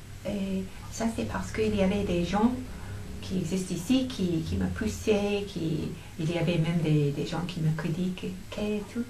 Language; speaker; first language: French; non-native, fluent; English